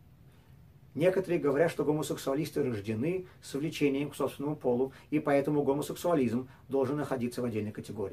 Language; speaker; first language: Russian; native; Russian